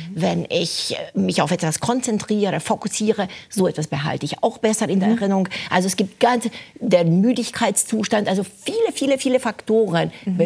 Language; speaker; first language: German; non-native, fluent; Romanian